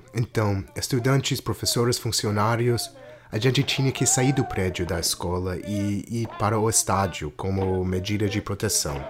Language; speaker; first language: Portuguese; non-native, fluent; English